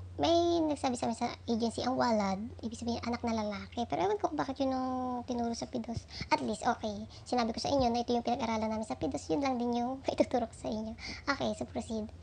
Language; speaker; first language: Filipino; native; Filipino